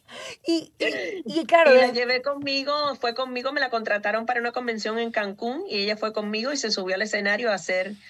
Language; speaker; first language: Spanish; early bilingual, heritage; Spanish